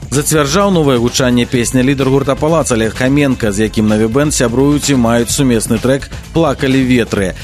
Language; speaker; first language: Belarusian; native; Belarusian